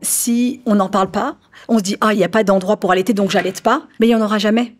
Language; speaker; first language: French; early bilingual, other home language; Arabic